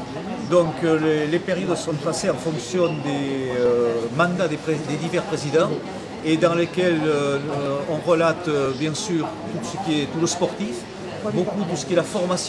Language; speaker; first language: French; native; French